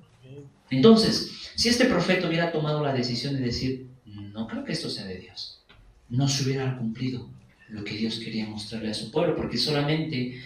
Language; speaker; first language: Spanish; native; Spanish